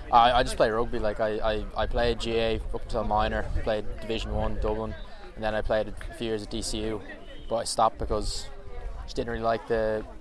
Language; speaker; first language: English; native; English